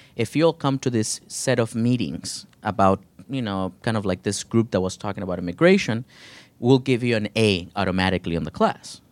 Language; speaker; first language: English; early bilingual, other home language; Spanish